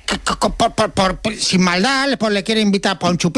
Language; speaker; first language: Spanish; native; Spanish